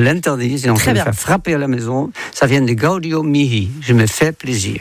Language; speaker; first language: French; non-native, fluent; Dutch